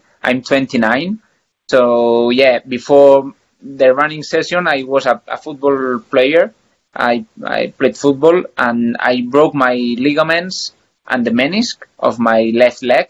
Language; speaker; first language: English; non-native, fluent; Spanish